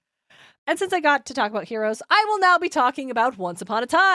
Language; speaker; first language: English; native; English